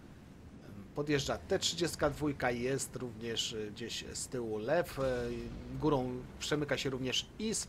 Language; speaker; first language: Polish; native; Polish